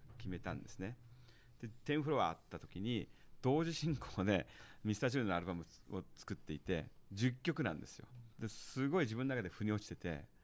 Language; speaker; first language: Japanese; early bilingual, heritage; Japanese